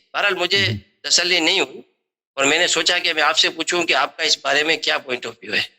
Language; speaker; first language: Urdu; non-native, local second language; Memoni